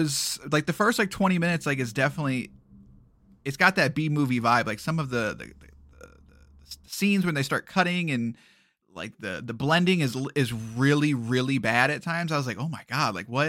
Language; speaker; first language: English; native; English